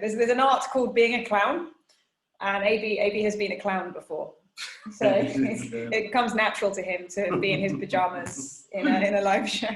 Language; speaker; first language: English; non-native, fluent; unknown